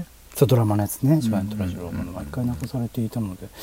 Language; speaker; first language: Japanese; native; Japanese